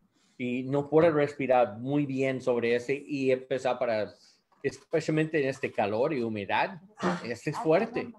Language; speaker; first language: Spanish; non-native, learner; English